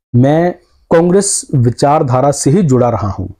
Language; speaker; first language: Hindi; native; Hindi